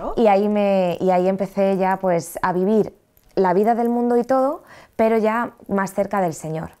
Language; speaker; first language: Spanish; native; Spanish